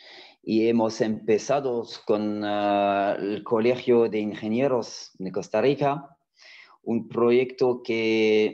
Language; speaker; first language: Spanish; non-native, fluent; French